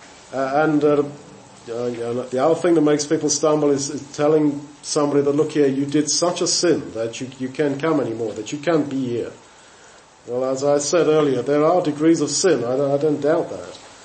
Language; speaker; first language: English; native; English